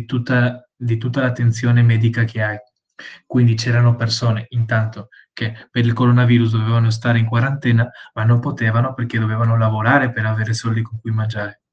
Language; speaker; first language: Italian; non-native, fluent; Spanish